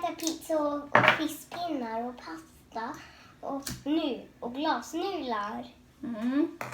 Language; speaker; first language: Swedish; early bilingual, other home language; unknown